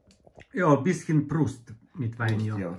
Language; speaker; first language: German; non-native, learner; Russian